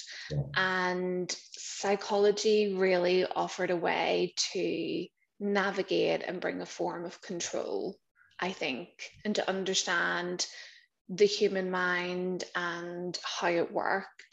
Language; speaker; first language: English; native; English